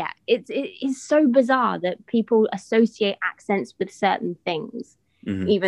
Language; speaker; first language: English; native; English